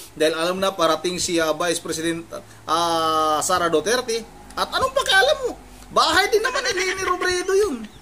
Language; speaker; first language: Filipino; native; Filipino